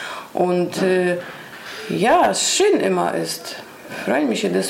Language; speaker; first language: German; non-native, learner; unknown